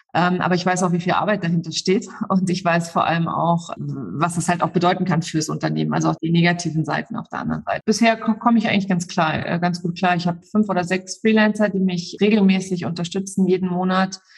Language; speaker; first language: German; native; German